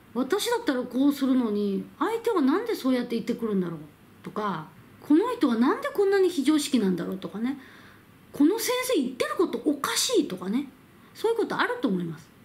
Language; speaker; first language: Japanese; non-native, fluent; Korean